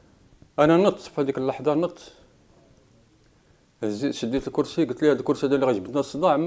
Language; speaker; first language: Arabic; native; Arabic